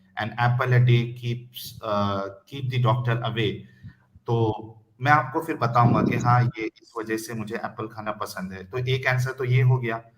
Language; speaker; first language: Hindi; native; Hindi